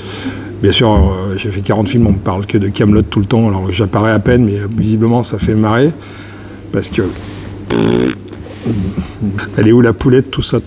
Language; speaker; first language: French; native; French